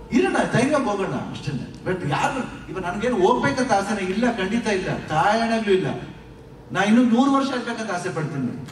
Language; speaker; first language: Kannada; native; Kannada